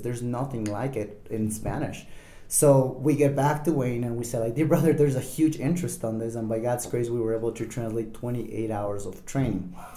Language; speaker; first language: English; non-native, fluent; Spanish